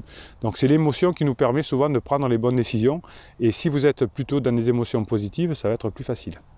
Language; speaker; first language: French; native; French